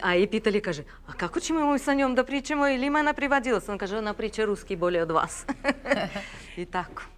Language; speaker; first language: Serbian; non-native, fluent; Russian